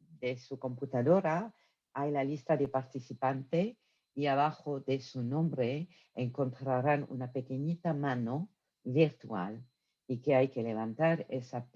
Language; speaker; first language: Spanish; non-native, fluent; French